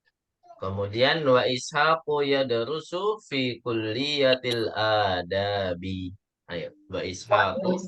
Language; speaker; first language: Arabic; non-native, fluent; Indonesian